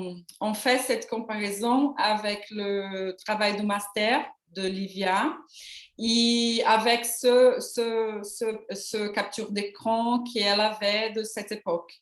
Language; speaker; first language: French; non-native, learner; Portuguese